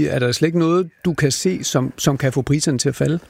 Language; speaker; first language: Danish; native; Danish